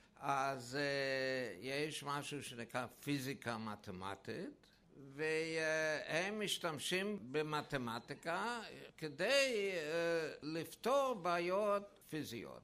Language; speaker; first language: Hebrew; non-native, fluent; English